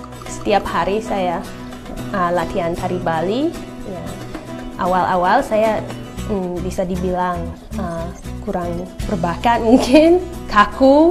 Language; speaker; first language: Indonesian; non-native, fluent; English